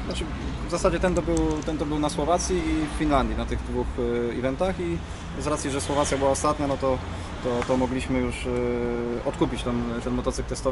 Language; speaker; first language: Polish; native; Polish